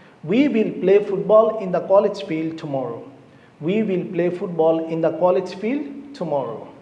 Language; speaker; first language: English; non-native, local second language; Bangla